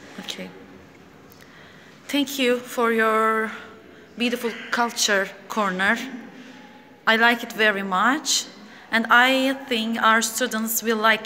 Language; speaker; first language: English; non-native, learner; Turkish